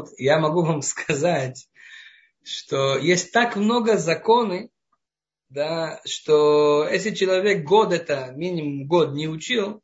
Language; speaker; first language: Russian; non-native, fluent; Hebrew